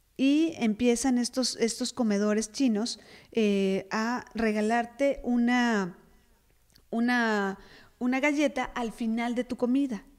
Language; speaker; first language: Spanish; native; Spanish